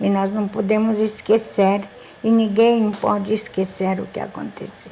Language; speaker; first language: Portuguese; non-native, fluent; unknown